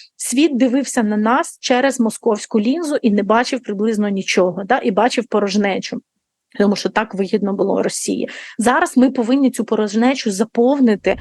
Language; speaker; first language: Ukrainian; native; Ukrainian